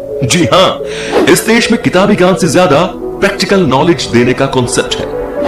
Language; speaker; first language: Hindi; native; Hindi